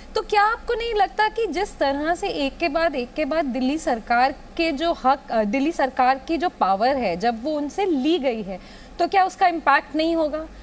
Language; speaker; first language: Hindi; native; Hindi